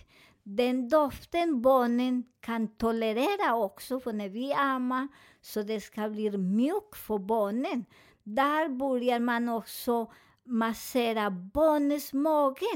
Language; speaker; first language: Swedish; non-native, learner; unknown